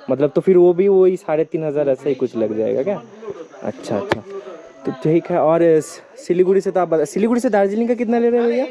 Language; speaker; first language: Hindi; non-native, local second language; Bangla